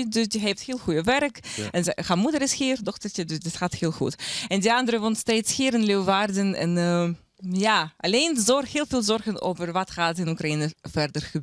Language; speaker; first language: Dutch; non-native, learner; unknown